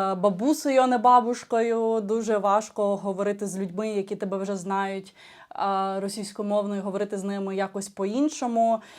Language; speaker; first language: Ukrainian; non-native, local second language; Russian